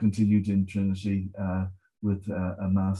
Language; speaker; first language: English; native; English